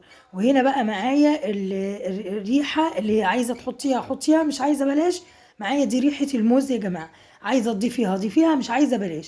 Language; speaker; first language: Arabic; native; Arabic